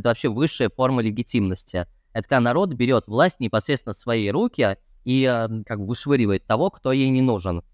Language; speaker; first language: Russian; native; Russian